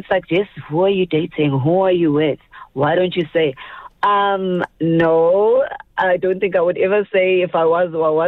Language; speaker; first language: English; non-native, local second language; Zulu